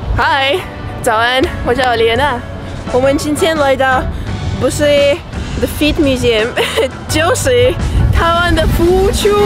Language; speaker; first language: Chinese; non-native, fluent; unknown